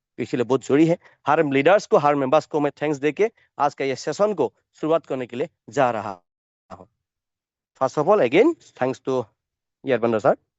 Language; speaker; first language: Hindi; non-native, local second language; Assamese